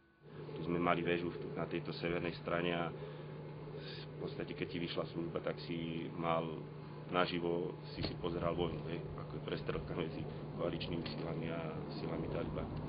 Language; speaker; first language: Slovak; native; Slovak